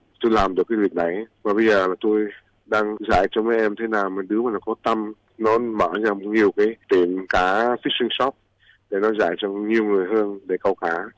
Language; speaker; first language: Vietnamese; early bilingual, heritage; Vietnamese